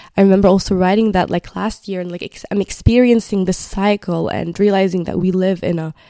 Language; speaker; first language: English; non-native, fluent; Arabic